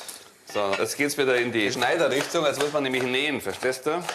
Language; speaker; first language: German; native; German